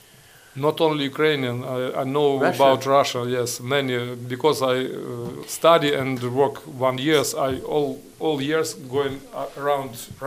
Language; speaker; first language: English; non-native, learner; Ukrainian